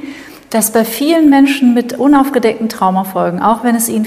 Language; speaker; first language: German; native; German